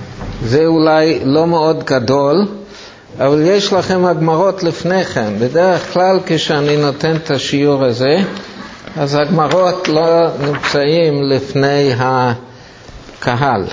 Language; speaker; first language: Hebrew; non-native, fluent; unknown